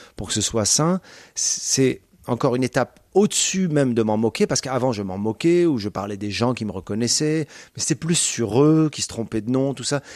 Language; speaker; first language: French; native; French